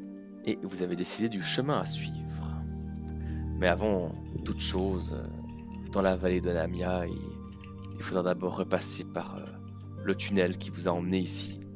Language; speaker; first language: French; native; French